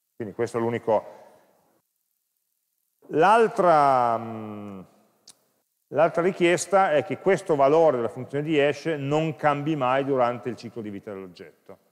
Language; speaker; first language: Italian; native; Italian